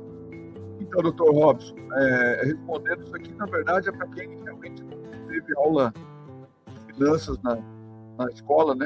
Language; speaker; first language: Portuguese; native; Portuguese